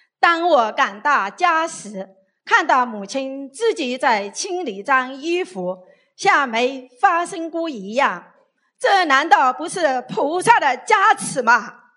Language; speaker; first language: Chinese; native; Chinese